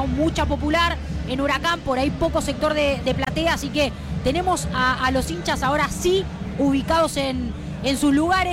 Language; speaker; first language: Spanish; native; Spanish